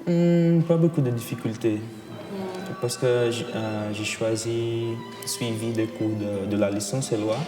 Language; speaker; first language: French; non-native, fluent; Portuguese